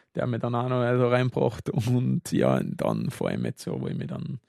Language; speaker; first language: German; native; German